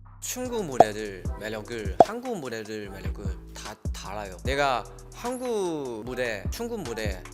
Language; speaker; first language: Korean; non-native, learner; Chinese